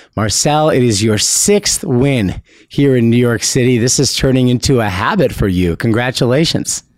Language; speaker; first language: English; native; English